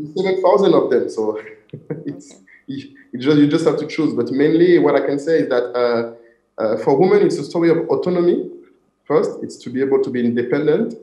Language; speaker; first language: English; non-native, fluent; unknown